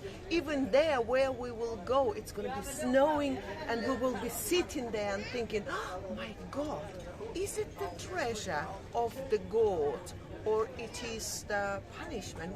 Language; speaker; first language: English; non-native, fluent; Russian